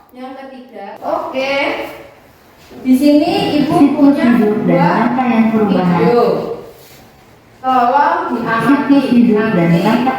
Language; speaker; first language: Malay; native; Malay